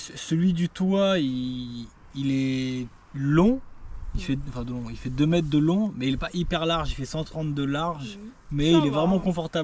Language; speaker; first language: French; native; French